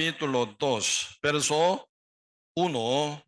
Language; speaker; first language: Spanish; non-native, learner; Korean